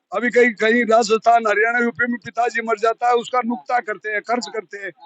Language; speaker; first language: Hindi; native; Hindi